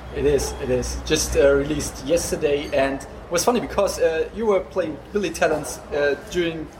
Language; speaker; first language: English; non-native, fluent; German